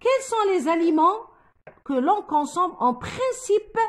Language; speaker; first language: French; non-native, local second language; Arabic